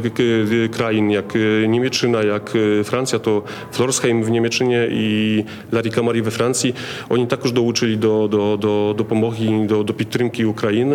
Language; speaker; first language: Polish; non-native, learner; Ukrainian